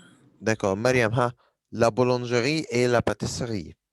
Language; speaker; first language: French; non-native, fluent; Arabic